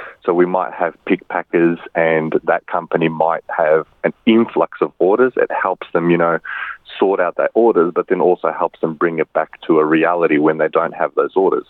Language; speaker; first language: English; early bilingual, other home language; Macedonian